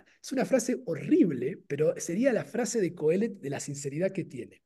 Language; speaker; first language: Spanish; native; Spanish